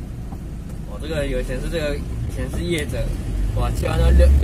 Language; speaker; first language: Chinese; native; Chinese